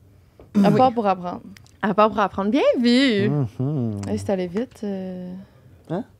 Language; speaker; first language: French; native; French